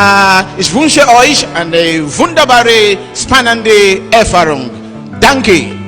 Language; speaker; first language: German; non-native, learner; Yoruba